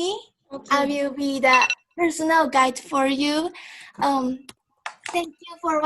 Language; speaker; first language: English; non-native, learner; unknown